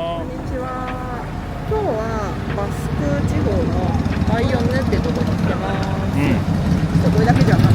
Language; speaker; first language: Japanese; native; Japanese